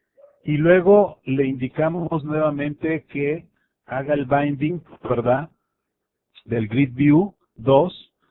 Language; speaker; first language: Spanish; native; Spanish